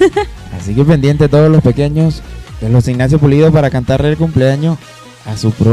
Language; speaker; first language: Spanish; native; Spanish